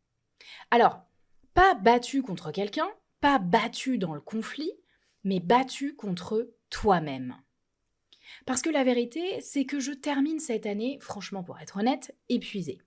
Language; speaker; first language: French; native; French